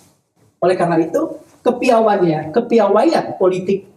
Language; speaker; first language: Indonesian; native; Indonesian